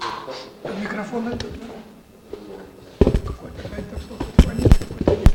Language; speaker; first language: Russian; native; Russian